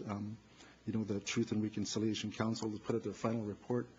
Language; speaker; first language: English; native; English